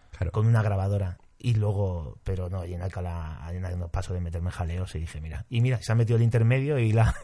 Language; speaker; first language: Spanish; native; Spanish